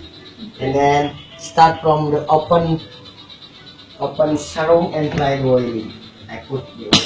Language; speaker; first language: English; non-native, learner; Indonesian